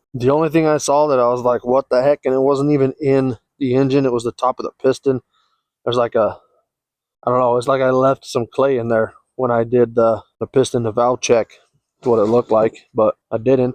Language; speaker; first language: English; native; English